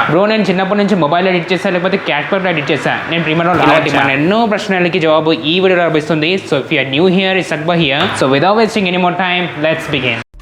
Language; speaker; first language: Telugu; non-native, local second language; Urdu